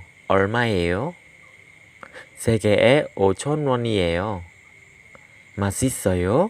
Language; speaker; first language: Korean; non-native, fluent; Khmer